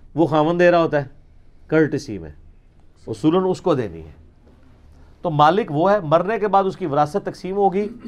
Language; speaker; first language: Urdu; non-native, local second language; Punjabi